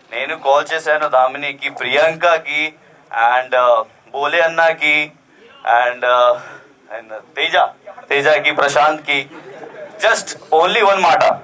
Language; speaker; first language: Telugu; non-native, learner; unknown